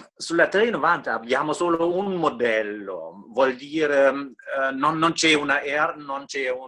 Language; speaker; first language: Italian; non-native, fluent; German